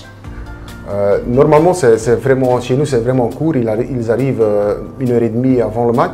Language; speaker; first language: French; non-native, local second language; Dutch